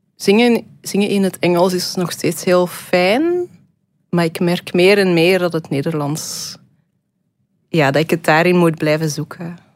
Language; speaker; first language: Dutch; native; Dutch